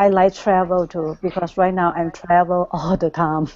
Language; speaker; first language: English; non-native, learner; Thai